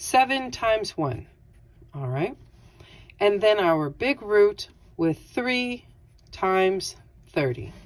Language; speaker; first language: English; native; English